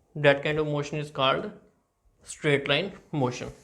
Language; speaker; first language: English; non-native, local second language; Punjabi